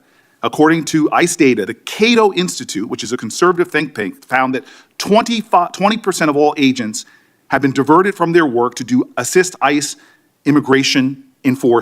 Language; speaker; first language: English; native; English